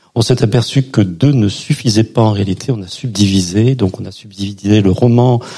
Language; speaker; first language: French; native; French